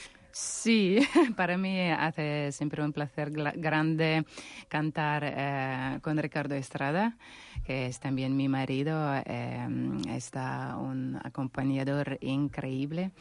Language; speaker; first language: Spanish; non-native, learner; Russian